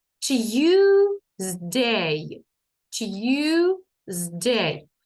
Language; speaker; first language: English; non-native, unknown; Ukrainian